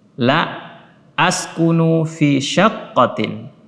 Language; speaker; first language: Arabic; non-native, fluent; Indonesian